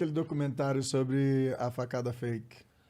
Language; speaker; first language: Portuguese; native; Portuguese